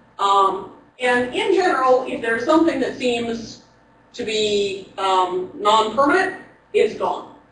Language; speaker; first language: English; native; English